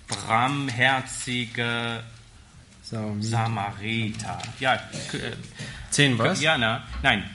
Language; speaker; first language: German; non-native, learner; Persian